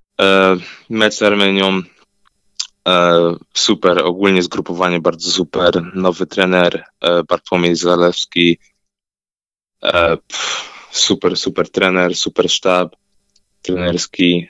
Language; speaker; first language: Polish; early bilingual, heritage; Polish